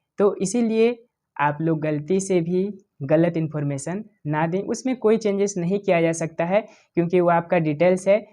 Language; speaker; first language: Hindi; native; Hindi